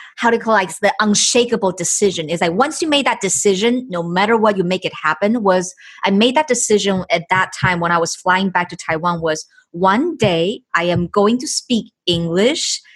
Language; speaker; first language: English; non-native, fluent; Chinese